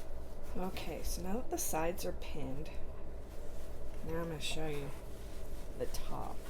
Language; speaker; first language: English; native; English